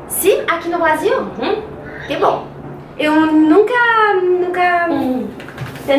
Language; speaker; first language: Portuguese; non-native, learner; French